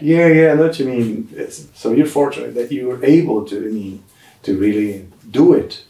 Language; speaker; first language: English; non-native, fluent; Portuguese